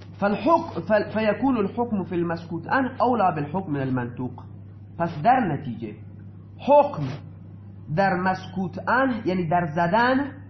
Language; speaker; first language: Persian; non-native, local second language; Baluchi